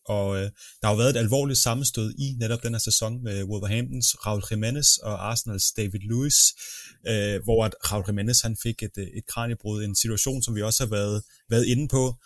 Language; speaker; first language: Danish; native; Danish